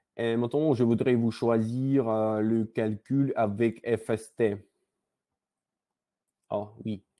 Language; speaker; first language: French; non-native, learner; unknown